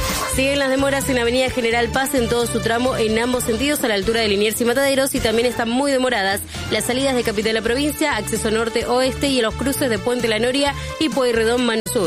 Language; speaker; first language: Spanish; native; Spanish